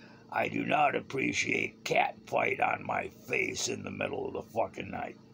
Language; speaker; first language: English; native; English